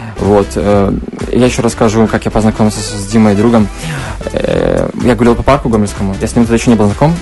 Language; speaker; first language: Russian; native; Russian